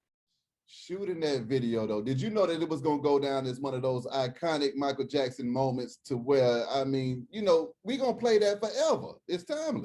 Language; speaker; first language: English; native; English